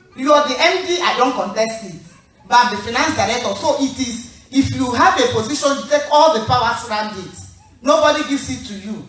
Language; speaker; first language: English; non-native, local second language; Igbo